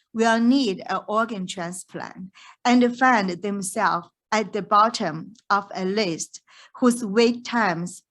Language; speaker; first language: English; non-native, fluent; Chinese